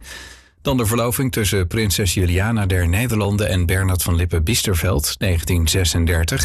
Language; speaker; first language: Dutch; native; Dutch